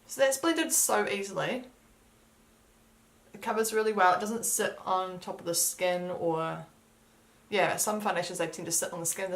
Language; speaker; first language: English; native; English